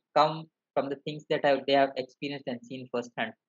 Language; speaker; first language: English; non-native, local second language; Malayalam